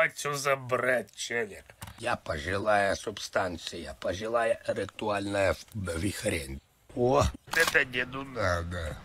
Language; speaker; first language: Russian; native; Russian